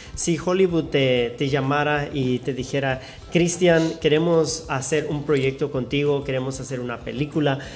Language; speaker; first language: Spanish; native; Spanish